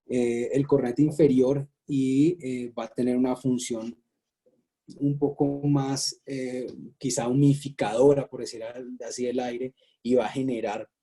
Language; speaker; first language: Spanish; native; Spanish